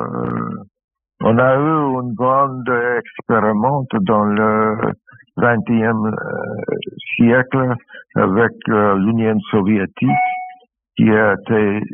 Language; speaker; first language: French; non-native, learner; English